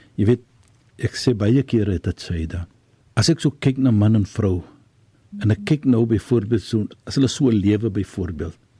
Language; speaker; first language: Afrikaans; native; Afrikaans